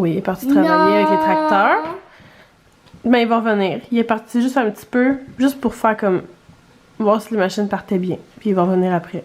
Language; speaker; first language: French; native; French